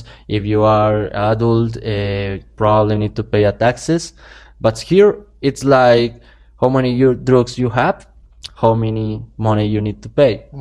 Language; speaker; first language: English; non-native, learner; Spanish